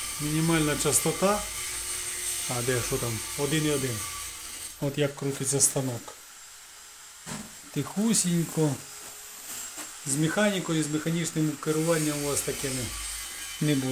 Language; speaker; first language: Ukrainian; native; Ukrainian